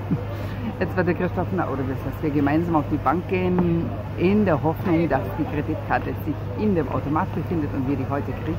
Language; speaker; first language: German; native; German